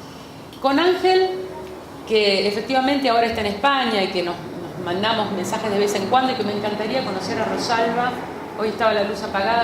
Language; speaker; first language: Spanish; native; Spanish